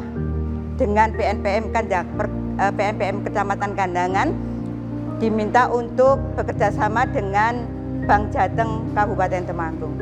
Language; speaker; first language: Indonesian; non-native, local second language; Javanese